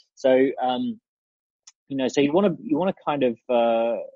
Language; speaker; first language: English; native; English